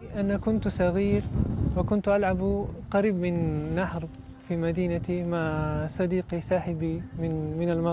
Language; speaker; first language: Arabic; non-native, learner; Italian